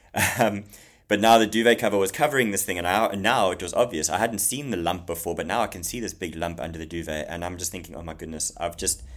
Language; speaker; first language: English; native; English